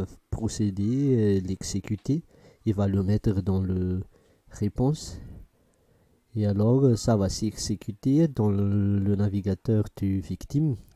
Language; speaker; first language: French; non-native, fluent; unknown